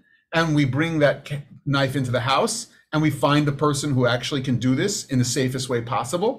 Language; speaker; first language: English; native; English